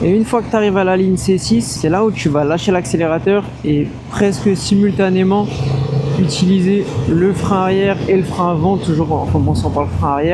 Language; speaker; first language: French; native; French